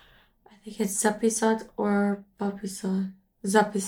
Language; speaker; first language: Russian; non-native, learner; English